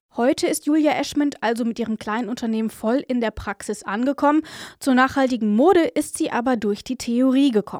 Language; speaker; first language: German; native; German